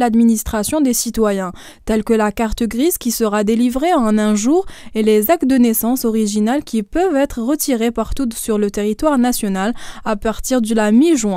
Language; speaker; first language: French; non-native, local second language; Arabic